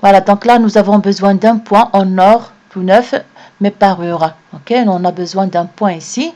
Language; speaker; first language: French; non-native, local second language; Arabic